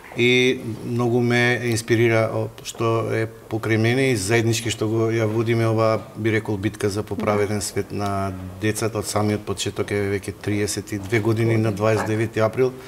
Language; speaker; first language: Macedonian; native; Macedonian